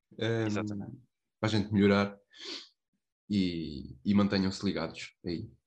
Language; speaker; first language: Portuguese; native; Portuguese